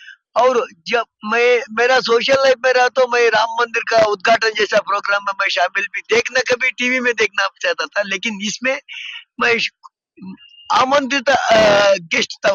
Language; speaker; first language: Hindi; non-native, local second language; Telugu